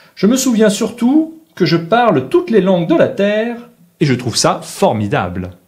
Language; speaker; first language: French; native; French